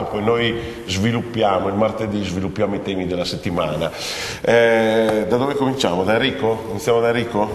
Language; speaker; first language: Italian; native; Italian